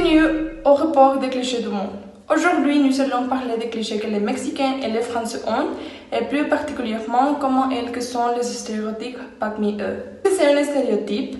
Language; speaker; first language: French; non-native, learner; Spanish